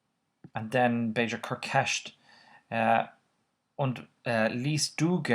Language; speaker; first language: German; non-native, fluent; Irish